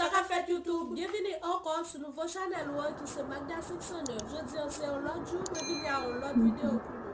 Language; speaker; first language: French; non-native, learner; Haitian Creole